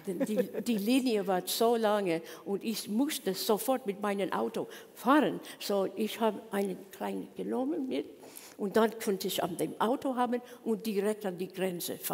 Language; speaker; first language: German; non-native, learner; English